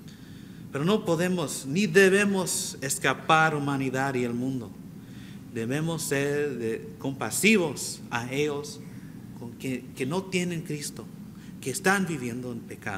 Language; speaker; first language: Spanish; non-native, fluent; English